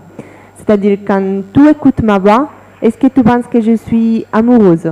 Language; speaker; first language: French; non-native, fluent; Italian